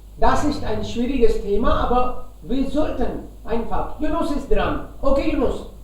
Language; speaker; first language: German; non-native, fluent; Hindi